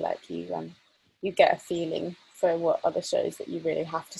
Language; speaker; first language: English; native; English